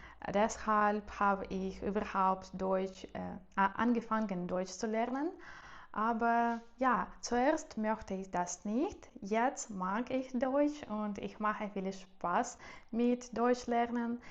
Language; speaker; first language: German; non-native, learner; Russian